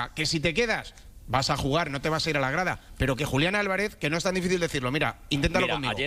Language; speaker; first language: Spanish; native; Spanish